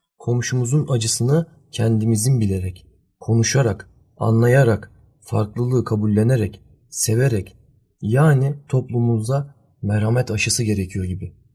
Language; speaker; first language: Turkish; early bilingual, heritage; Turkish